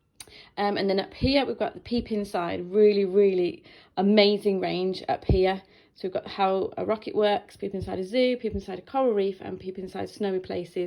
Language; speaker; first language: English; native; English